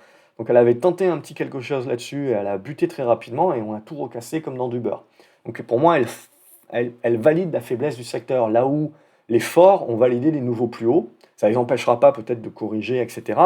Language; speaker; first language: French; native; French